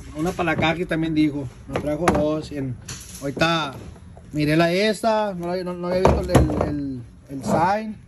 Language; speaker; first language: Spanish; early bilingual, heritage; Spanish